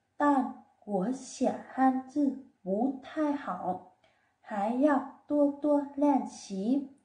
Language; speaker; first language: Chinese; non-native, fluent; Vietnamese